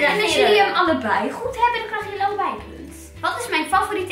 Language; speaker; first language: Dutch; native; Dutch